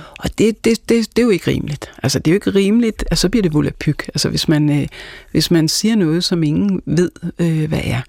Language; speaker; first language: Danish; native; Danish